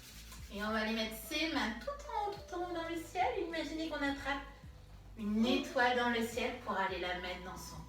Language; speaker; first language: French; native; French